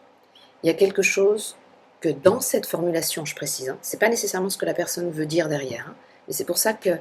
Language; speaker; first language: French; native; French